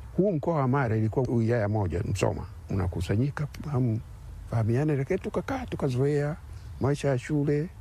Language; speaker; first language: Swahili; non-native, local second language; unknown